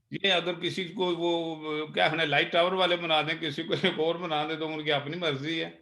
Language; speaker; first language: Urdu; non-native, local second language; Punjabi